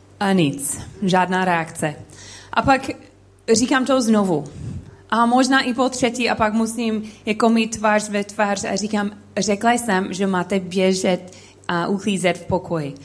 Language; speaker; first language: Czech; non-native, learner; English